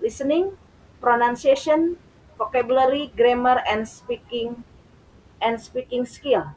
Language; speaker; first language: English; non-native, learner; Indonesian